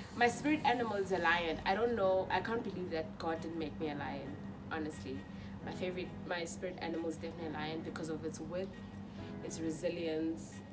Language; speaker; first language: English; non-native, local second language; Xhosa